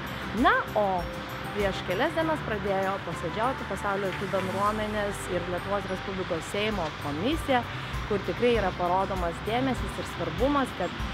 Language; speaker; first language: Lithuanian; native; Lithuanian